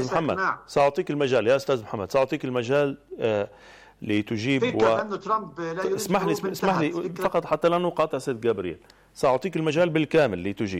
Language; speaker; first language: Arabic; native; Arabic